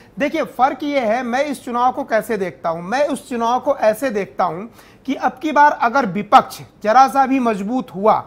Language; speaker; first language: Hindi; native; Hindi